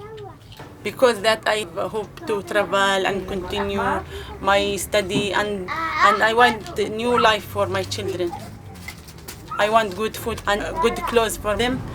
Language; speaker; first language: English; non-native, learner; Arabic